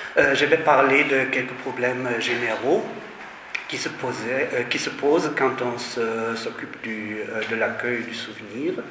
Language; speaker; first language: French; non-native, fluent; German